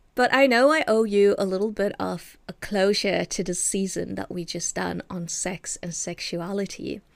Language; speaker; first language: English; native; English